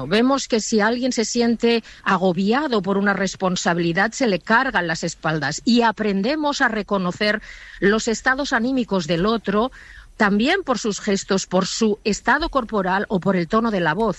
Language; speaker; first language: Spanish; native; Spanish